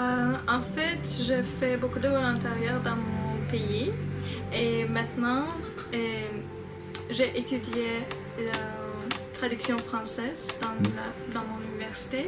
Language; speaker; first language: French; non-native, learner; Azerbaijani